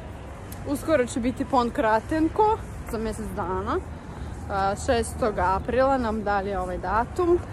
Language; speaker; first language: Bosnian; non-native, learner; Russian